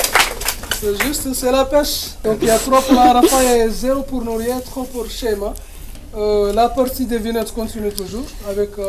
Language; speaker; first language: French; non-native, local second language; Comorian